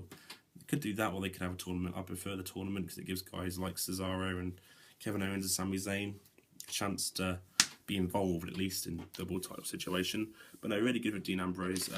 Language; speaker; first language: English; native; English